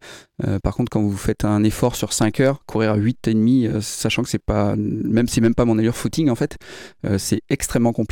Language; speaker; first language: French; native; French